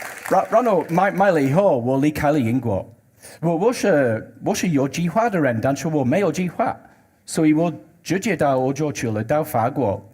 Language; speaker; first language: Chinese; non-native, learner; English